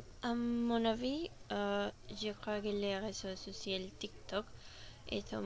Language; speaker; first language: French; non-native, learner; Spanish